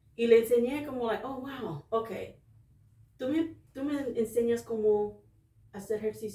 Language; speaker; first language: Spanish; early bilingual, other home language; English